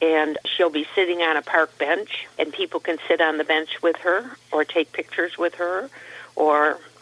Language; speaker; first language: English; native; English